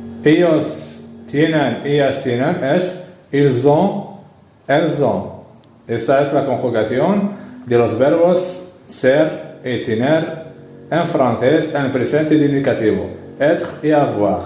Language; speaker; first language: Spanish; non-native, fluent; Arabic